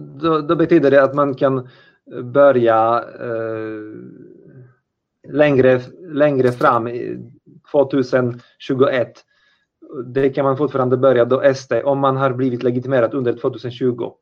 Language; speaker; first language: Swedish; non-native, fluent; Polish